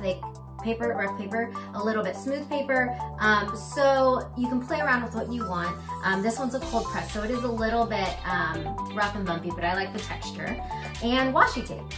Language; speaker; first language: English; native; English